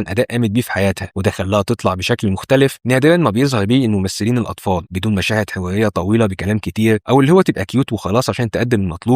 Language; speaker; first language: Arabic; native; Arabic